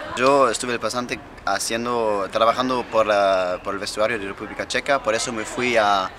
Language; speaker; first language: Spanish; non-native, learner; German